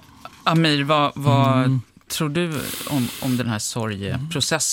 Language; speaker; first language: Swedish; native; Swedish